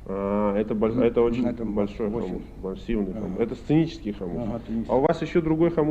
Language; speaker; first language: Russian; native; Russian